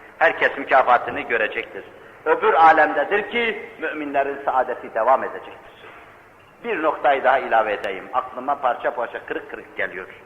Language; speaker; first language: Turkish; native; Turkish